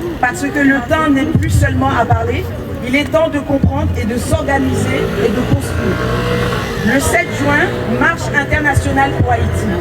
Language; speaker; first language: French; non-native, local second language; Haitian Creole